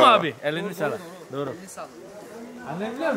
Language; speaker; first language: Turkish; non-native, learner; Indonesian